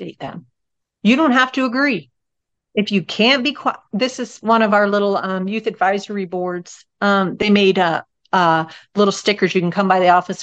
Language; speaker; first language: English; native; English